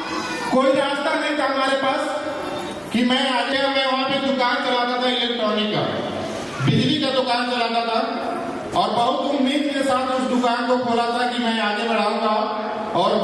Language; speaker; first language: Hindi; native; Hindi